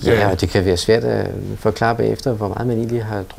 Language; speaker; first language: Danish; native; Danish